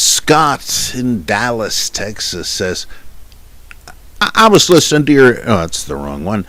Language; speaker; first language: English; native; English